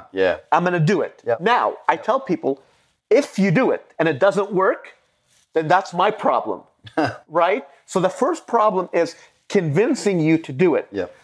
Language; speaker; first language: English; non-native, fluent; Arabic